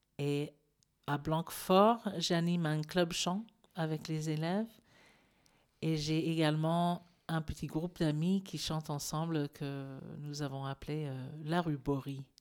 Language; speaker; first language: French; non-native, fluent; English